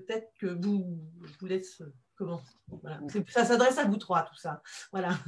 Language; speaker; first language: French; native; French